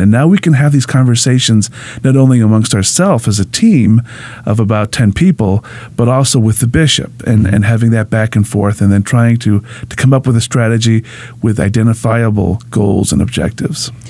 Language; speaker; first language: English; early bilingual, other home language; Spanish